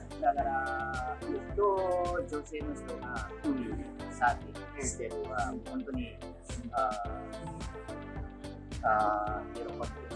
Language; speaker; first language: Japanese; non-native, fluent; Indonesian